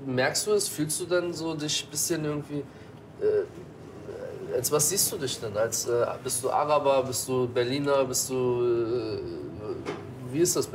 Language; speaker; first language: German; native; German